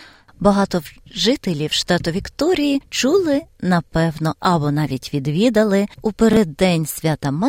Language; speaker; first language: Ukrainian; native; Ukrainian